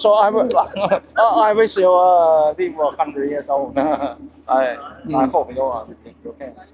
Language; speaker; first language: English; non-native, learner; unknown